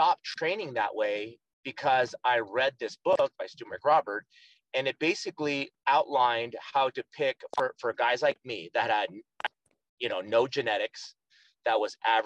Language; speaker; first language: English; native; English